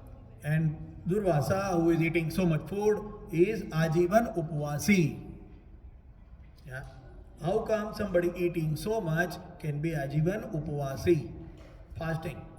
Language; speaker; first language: English; non-native, local second language; Hindi